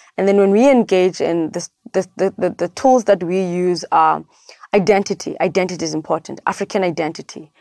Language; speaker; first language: English; non-native, local second language; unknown